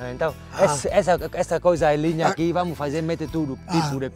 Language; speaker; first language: Portuguese; non-native, learner; Vietnamese